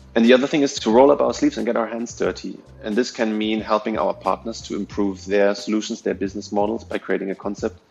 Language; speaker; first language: English; non-native, fluent; German